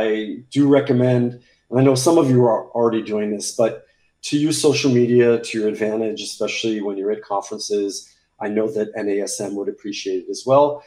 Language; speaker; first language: English; native; English